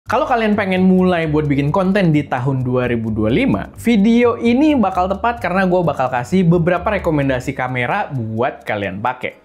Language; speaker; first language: Indonesian; native; Indonesian